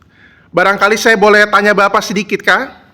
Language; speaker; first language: Indonesian; native; Indonesian